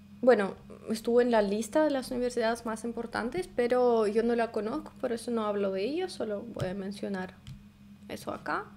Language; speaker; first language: Spanish; non-native, fluent; Russian